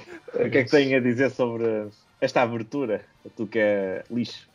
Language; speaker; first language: Portuguese; native; Portuguese